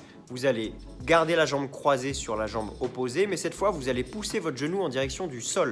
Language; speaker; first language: French; native; French